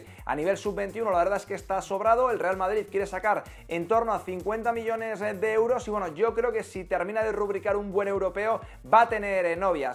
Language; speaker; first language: Spanish; native; Spanish